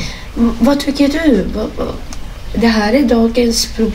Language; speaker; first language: Swedish; non-native, fluent; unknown